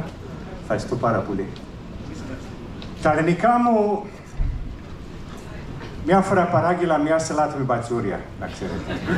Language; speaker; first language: Greek; early bilingual, heritage; English